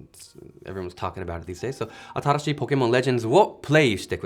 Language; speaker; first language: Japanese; non-native, fluent; English